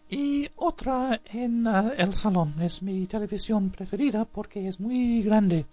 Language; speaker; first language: Spanish; non-native, learner; English